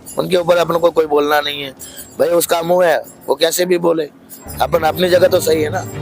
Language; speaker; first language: Hindi; native; Hindi